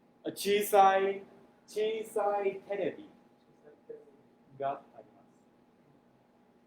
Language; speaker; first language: Japanese; non-native, fluent; English